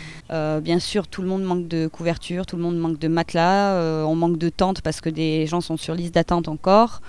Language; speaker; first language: French; native; French